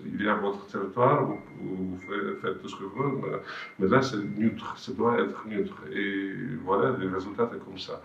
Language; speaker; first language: French; non-native, fluent; Russian